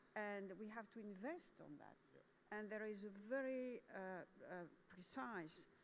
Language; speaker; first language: English; non-native, fluent; French